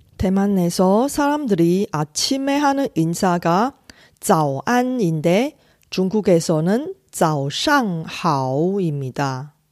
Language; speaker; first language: Korean; non-native, fluent; Chinese